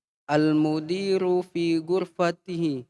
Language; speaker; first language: Arabic; non-native, learner; Indonesian